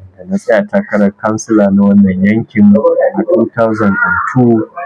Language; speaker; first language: Hausa; native; Hausa